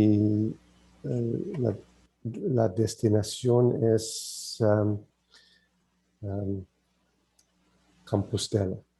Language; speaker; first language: Spanish; non-native, learner; English